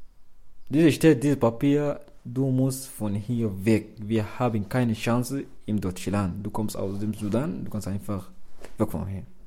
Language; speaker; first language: German; non-native, learner; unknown